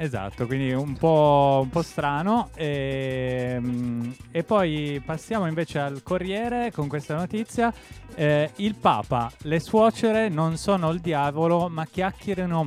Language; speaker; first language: Italian; native; Italian